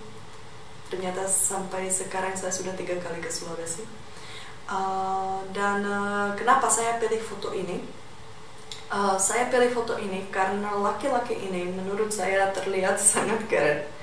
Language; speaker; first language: Indonesian; non-native, fluent; Czech